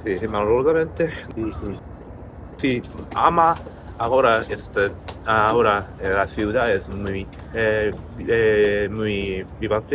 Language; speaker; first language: Spanish; non-native, learner; Japanese